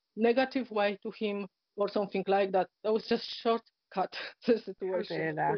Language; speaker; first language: English; non-native, learner; Polish